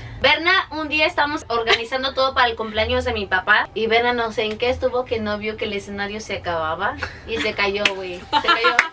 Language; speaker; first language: Spanish; early bilingual, heritage; Spanish